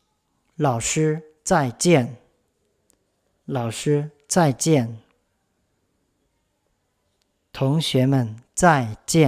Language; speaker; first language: Chinese; non-native, fluent; Lao